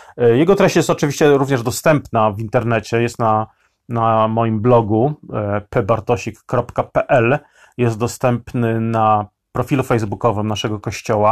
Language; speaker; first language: Polish; native; Polish